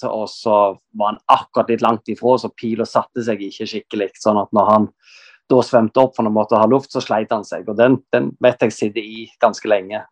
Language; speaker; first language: Norwegian; native; Norwegian